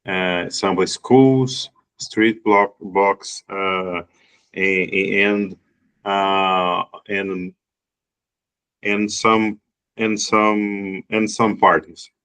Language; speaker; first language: English; non-native, learner; Portuguese